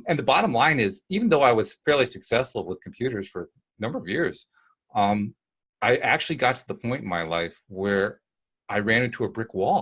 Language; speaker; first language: English; native; English